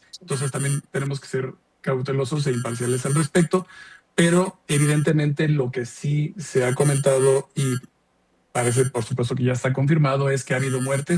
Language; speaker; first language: Spanish; native; Spanish